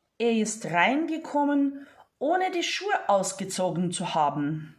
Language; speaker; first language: German; non-native, fluent; Ukrainian